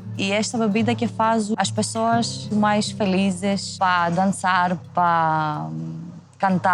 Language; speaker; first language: Portuguese; non-native, fluent; Greek